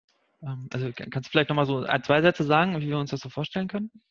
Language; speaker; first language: German; native; German